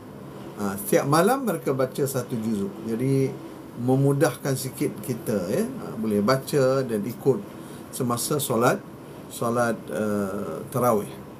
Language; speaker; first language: Malay; native; Malay